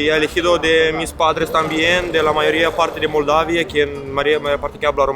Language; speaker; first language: Spanish; non-native, learner; Romanian